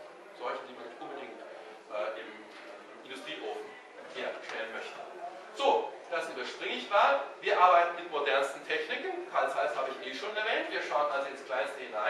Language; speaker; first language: German; native; German